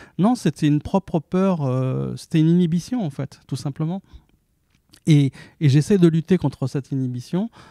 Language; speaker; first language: French; early bilingual, other home language; Arabic